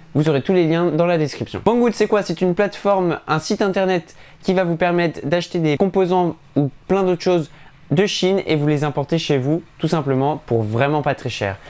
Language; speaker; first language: French; native; French